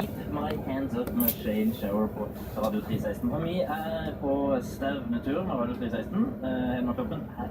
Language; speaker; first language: Norwegian; native; Norwegian